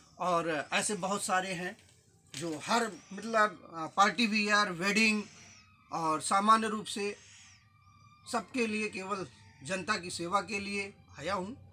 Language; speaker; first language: Hindi; native; Hindi